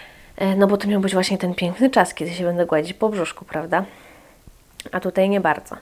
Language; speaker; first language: Polish; native; Polish